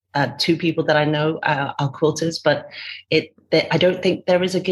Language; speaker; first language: English; non-native, local second language; Cantonese